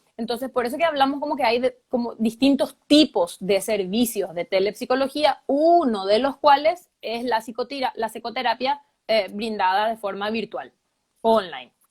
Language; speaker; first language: Spanish; native; Spanish